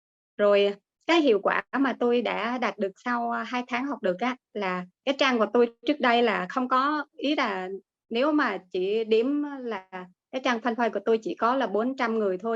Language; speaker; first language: Vietnamese; native; Vietnamese